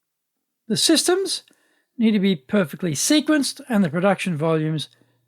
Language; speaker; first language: English; native; English